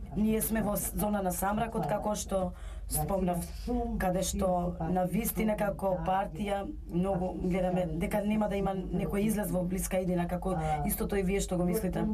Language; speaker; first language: Macedonian; non-native, local second language; Albanian